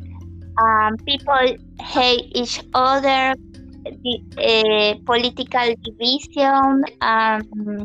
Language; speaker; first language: English; non-native, fluent; Spanish